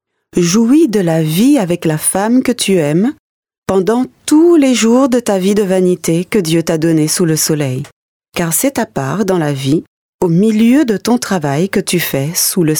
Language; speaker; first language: French; native; French